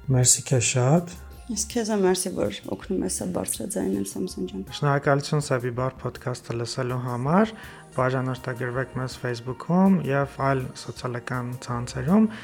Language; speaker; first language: Armenian; native; Armenian